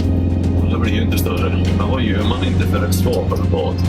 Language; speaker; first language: Swedish; native; Swedish